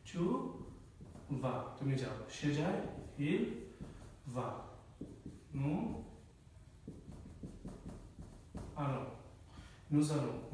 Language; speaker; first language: French; non-native, fluent; Bangla